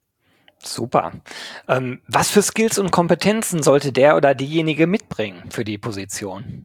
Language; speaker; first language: German; native; German